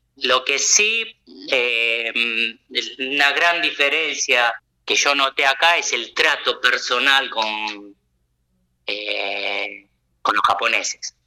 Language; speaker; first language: Spanish; early bilingual, other home language; Japanese